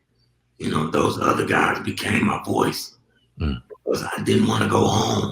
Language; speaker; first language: English; native; English